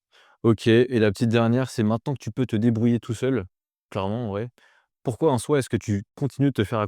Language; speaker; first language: French; native; French